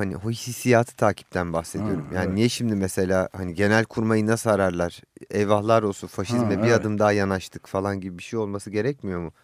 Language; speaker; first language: Turkish; native; Turkish